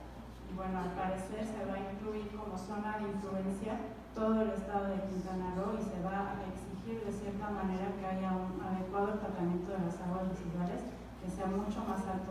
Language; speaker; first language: Spanish; native; Spanish